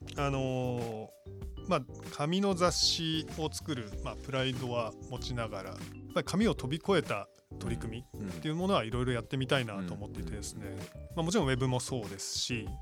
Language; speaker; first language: Japanese; native; Japanese